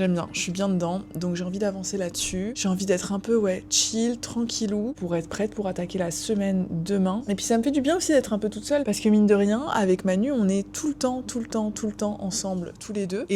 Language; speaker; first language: French; native; French